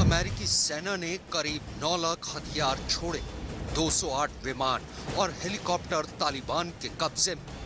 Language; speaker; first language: Hindi; native; Hindi